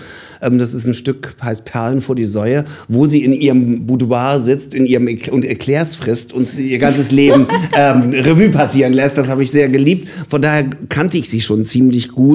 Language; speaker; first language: German; native; German